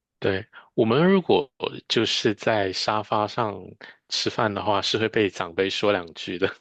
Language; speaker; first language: Chinese; native; Chinese